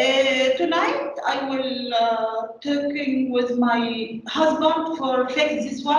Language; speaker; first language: English; non-native, learner; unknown